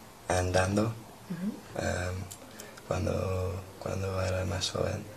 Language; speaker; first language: Spanish; non-native, learner; English